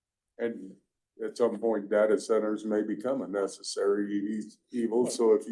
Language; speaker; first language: English; native; English